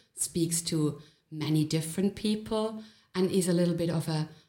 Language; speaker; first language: English; non-native, fluent; German